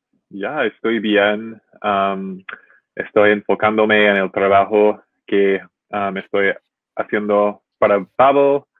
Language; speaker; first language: Spanish; non-native, fluent; English